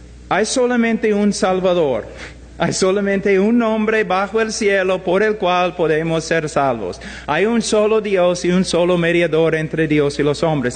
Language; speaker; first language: Spanish; non-native, fluent; English